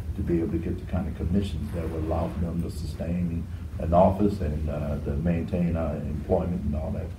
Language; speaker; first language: English; native; English